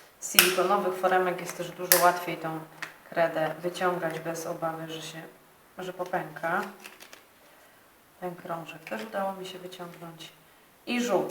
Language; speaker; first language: Polish; native; Polish